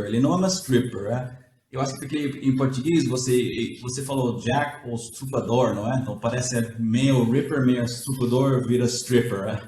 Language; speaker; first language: Portuguese; non-native, fluent; English